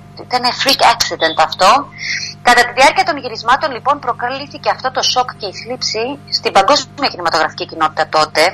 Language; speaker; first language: Greek; native; Greek